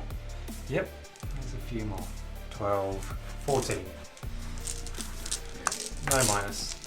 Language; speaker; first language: English; native; English